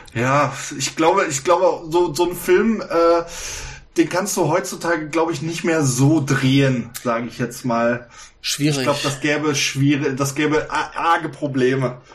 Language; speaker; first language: German; native; German